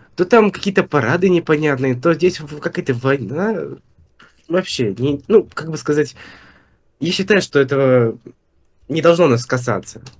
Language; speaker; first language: Russian; native; Russian